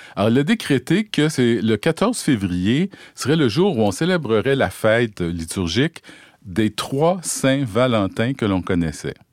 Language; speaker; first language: French; native; French